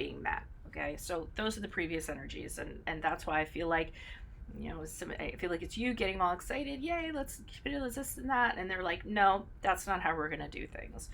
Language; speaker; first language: English; native; English